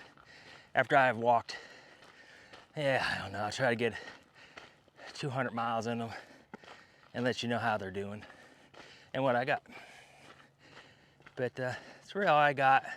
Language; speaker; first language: English; native; English